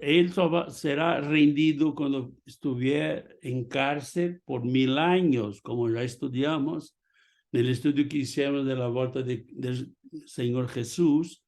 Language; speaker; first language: Spanish; non-native, fluent; Portuguese